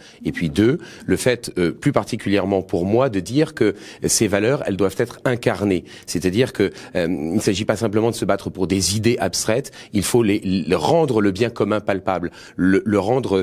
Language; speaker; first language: French; native; French